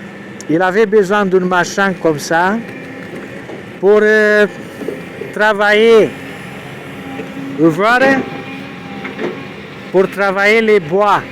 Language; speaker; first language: French; non-native, learner; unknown